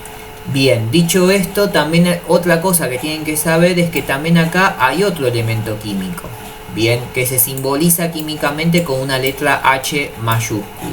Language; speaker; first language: Spanish; native; Spanish